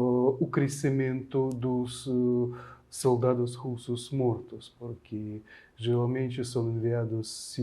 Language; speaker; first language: Portuguese; non-native, fluent; Ukrainian